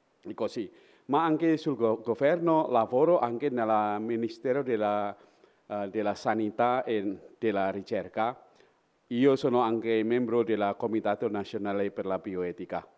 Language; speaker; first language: Italian; non-native, fluent; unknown